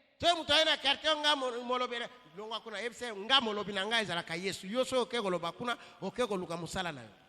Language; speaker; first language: Lingala; non-native, local second language; Luba-Lulua